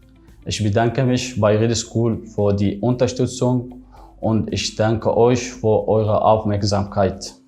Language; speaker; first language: German; non-native, learner; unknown